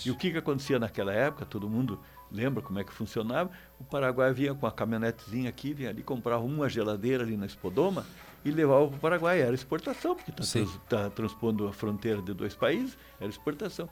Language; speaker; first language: Portuguese; native; Portuguese